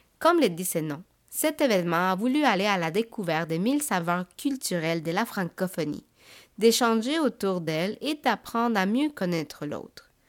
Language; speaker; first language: French; native; French